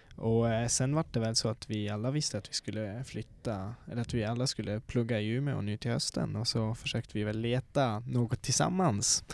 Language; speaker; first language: Swedish; non-native, fluent; Swiss German